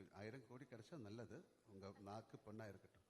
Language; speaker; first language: Tamil; non-native, learner; Malayalam